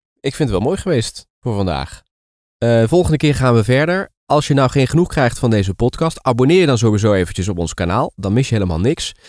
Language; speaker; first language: Dutch; native; Dutch